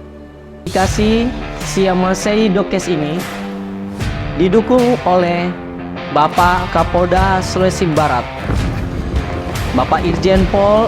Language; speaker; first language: Indonesian; native; Indonesian